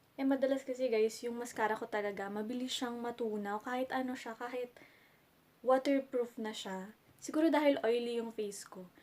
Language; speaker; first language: Filipino; native; Filipino